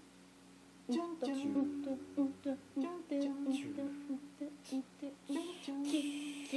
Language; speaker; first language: Japanese; native; Japanese